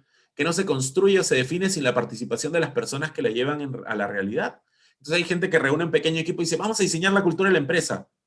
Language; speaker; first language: Spanish; native; Spanish